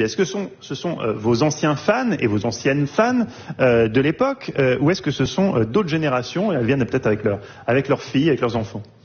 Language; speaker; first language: French; native; French